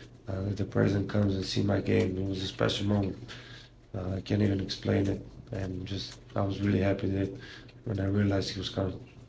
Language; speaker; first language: English; non-native, fluent; Slovenian